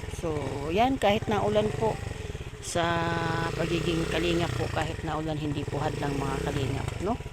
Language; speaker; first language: Filipino; non-native, local second language; Cebuano